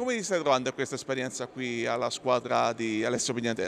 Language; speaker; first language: Italian; native; Italian